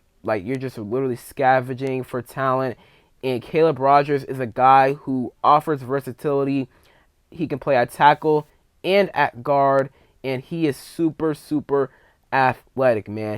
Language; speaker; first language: English; native; English